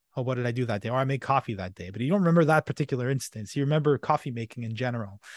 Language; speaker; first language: English; non-native, fluent; French